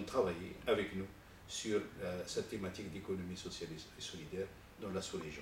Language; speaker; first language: French; non-native, local second language; Arabic